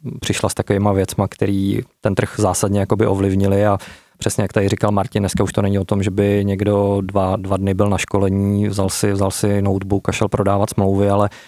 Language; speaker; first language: Czech; native; Czech